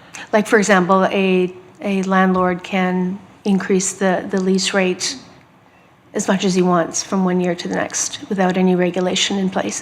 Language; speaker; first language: English; native; English